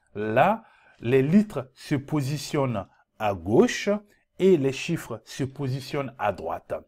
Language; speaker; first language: French; non-native, local second language; Dyula